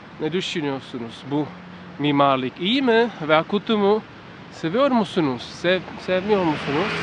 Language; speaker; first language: Turkish; non-native, learner; Czech